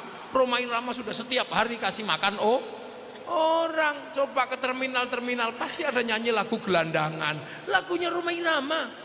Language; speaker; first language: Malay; non-native, local second language; Javanese